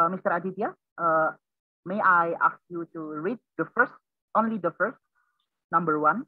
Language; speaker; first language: English; non-native, learner; Indonesian